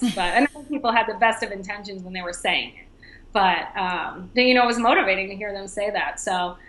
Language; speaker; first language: English; native; English